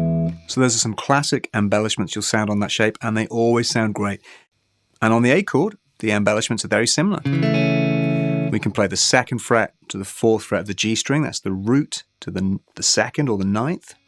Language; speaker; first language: English; native; English